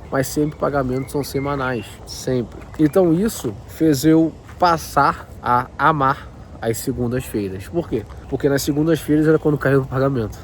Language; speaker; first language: Portuguese; native; Portuguese